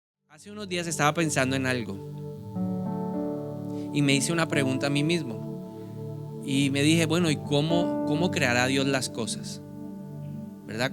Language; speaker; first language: Spanish; native; Spanish